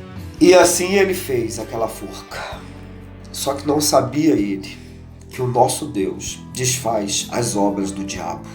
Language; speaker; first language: Portuguese; native; Portuguese